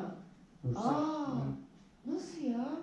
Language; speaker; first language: Turkish; native; Turkish